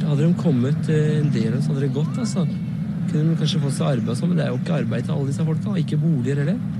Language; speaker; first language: Norwegian; native; Norwegian